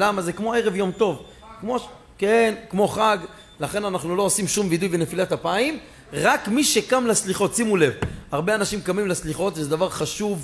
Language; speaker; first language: Hebrew; native; Hebrew